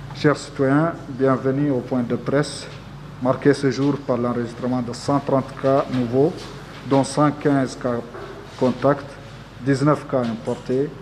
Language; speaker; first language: French; non-native, local second language; Arabic